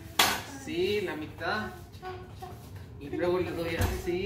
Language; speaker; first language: Spanish; native; Spanish